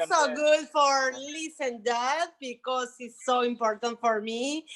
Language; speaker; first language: English; non-native, learner; Spanish